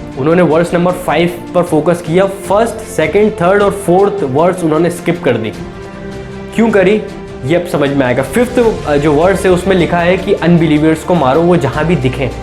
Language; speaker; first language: Hindi; native; Hindi